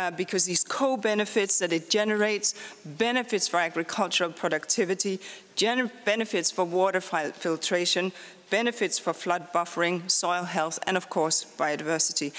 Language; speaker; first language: English; non-native, fluent; Danish